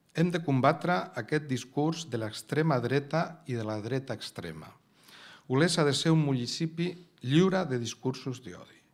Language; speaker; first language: Catalan; non-native, local second language; Spanish